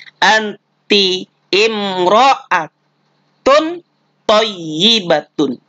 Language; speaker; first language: Arabic; non-native, fluent; Indonesian